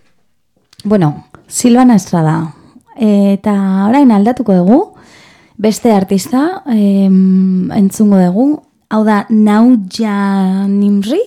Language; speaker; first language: Basque; non-native, learner; Spanish